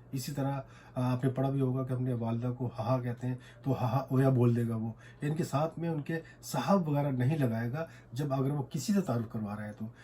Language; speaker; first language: Urdu; native; Urdu